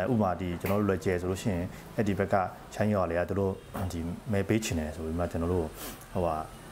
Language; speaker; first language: Burmese; non-native, local second language; Kachin